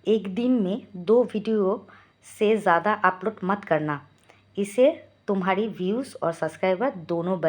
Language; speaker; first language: Hindi; non-native, local second language; Bangla